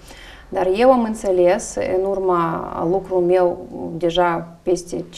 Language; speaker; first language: Romanian; non-native, learner; Russian